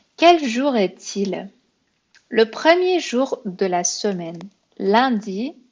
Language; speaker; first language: French; non-native, fluent; Persian